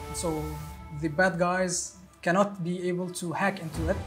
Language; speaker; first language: English; early bilingual, other home language; Arabic